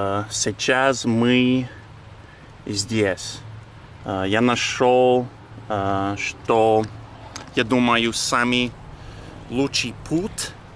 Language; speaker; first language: Russian; non-native, learner; English